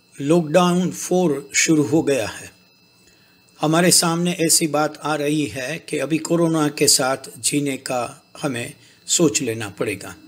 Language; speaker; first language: Hindi; non-native, local second language; Gujarati